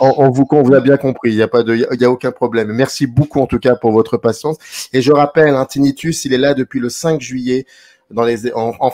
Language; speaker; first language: French; native; French